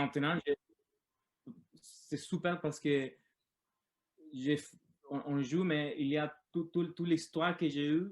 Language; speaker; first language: French; non-native, learner; Spanish